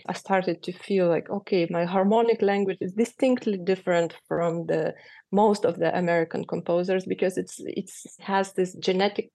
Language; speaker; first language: English; non-native, fluent; Lithuanian